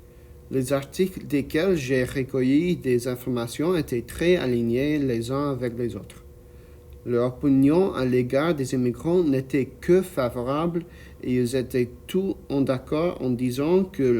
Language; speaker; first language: French; non-native, learner; English